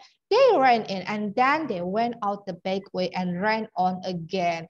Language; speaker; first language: English; non-native, fluent; Indonesian